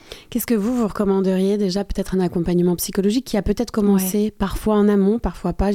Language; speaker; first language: French; native; French